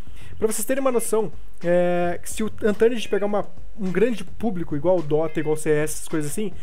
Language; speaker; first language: Portuguese; native; Portuguese